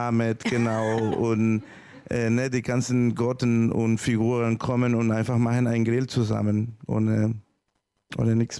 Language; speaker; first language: German; non-native, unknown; Spanish